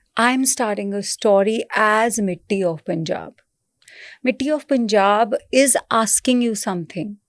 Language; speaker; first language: English; non-native, local second language; Punjabi